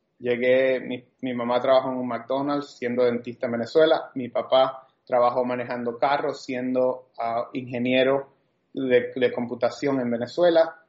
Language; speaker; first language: Spanish; native; Spanish